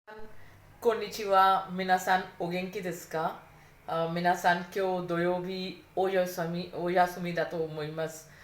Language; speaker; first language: Japanese; non-native, fluent; Hindi